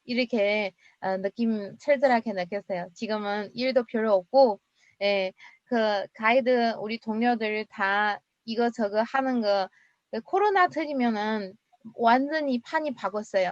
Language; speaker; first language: Korean; non-native, fluent; Chinese